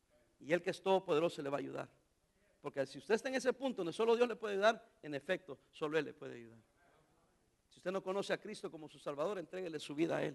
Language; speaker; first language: Spanish; native; Spanish